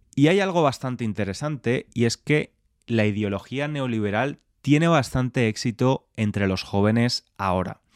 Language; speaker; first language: Spanish; native; Spanish